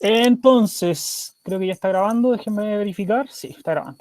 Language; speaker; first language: Spanish; native; Spanish